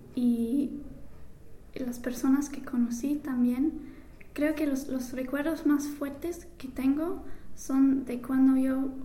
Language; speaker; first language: Spanish; non-native, fluent; English